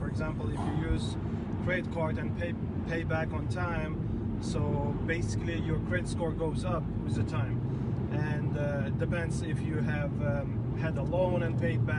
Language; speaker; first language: English; non-native, fluent; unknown